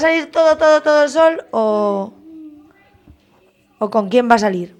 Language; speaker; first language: Spanish; native; Spanish